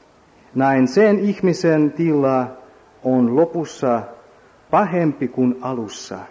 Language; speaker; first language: Finnish; non-native, learner; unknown